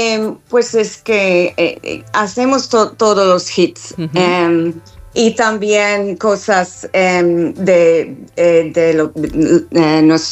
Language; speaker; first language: Spanish; non-native, fluent; English